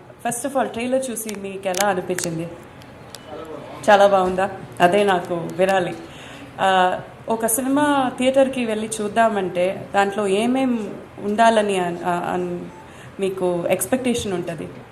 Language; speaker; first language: Telugu; non-native, fluent; Malayalam